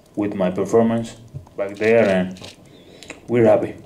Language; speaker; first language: English; non-native, fluent; Spanish